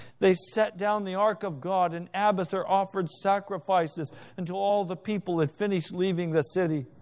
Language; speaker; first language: English; native; English